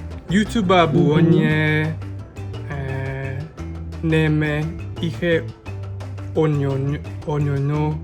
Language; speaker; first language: Igbo; non-native, learner; English